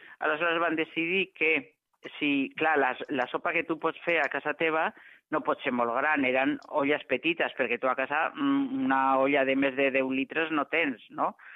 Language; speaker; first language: Catalan; non-native, local second language; Spanish